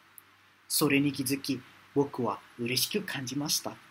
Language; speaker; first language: Japanese; non-native, fluent; Malay